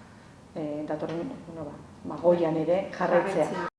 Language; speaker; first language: Basque; native; Basque